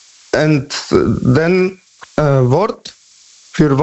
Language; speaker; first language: German; non-native, learner; Polish